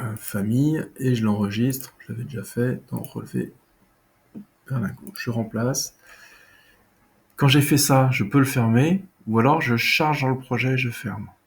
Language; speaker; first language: French; native; French